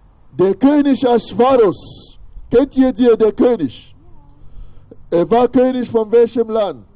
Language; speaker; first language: German; non-native, fluent; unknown